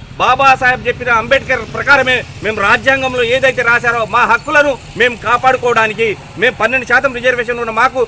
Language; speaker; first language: Telugu; non-native, local second language; Lambadi